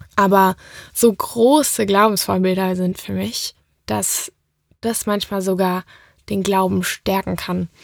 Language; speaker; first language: German; native; German